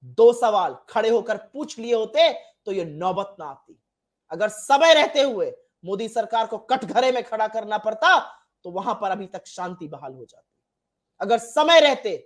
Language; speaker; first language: Hindi; native; Hindi